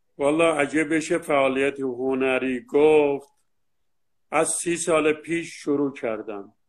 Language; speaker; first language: Persian; non-native, local second language; Azerbaijani